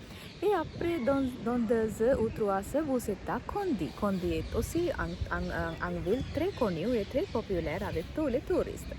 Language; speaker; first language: French; non-native, learner; Sinhala